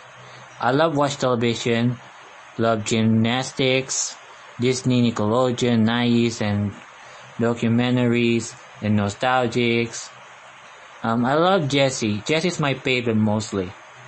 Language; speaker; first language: English; non-native, local second language; Filipino